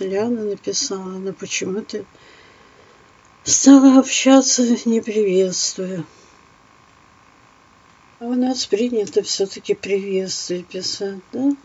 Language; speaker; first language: Russian; native; Russian